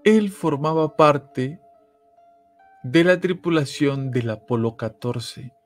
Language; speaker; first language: Spanish; native; Spanish